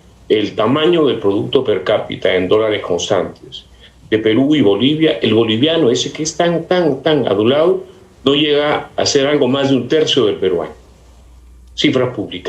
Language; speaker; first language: Spanish; native; Spanish